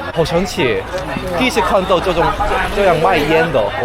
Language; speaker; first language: Chinese; non-native, fluent; Korean